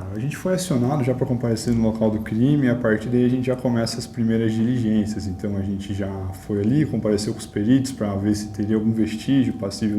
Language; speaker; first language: Portuguese; native; Portuguese